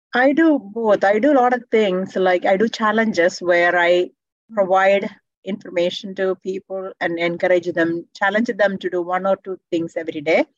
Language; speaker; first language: English; non-native, local second language; Malayalam